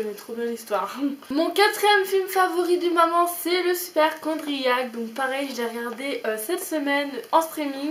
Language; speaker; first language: French; native; French